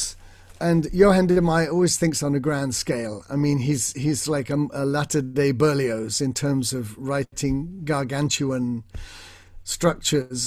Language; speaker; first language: English; native; English